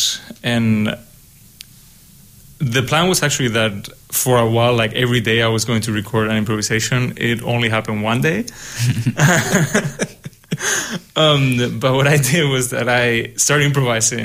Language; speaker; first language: English; non-native, fluent; Spanish